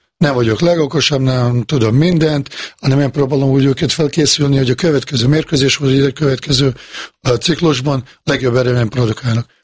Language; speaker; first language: Hungarian; non-native, fluent; Bosnian